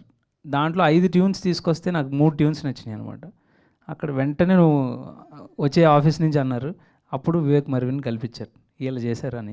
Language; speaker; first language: Telugu; native; Telugu